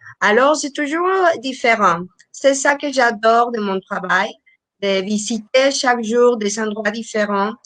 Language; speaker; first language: French; non-native, fluent; Spanish